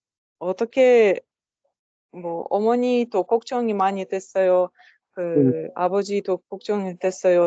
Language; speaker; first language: Korean; non-native, learner; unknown